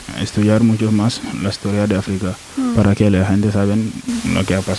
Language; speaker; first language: Spanish; non-native, learner; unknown